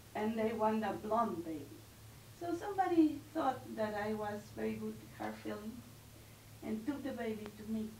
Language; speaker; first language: English; non-native, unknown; Spanish